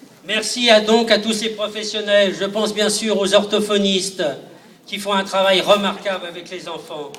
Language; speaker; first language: French; native; French